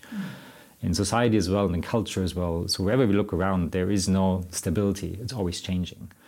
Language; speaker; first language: English; non-native, fluent; German